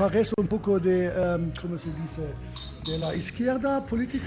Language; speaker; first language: Spanish; non-native, learner; German